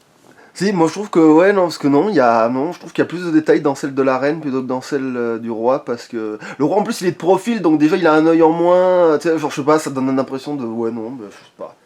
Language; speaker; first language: French; native; French